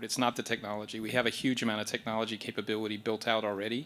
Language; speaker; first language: English; native; English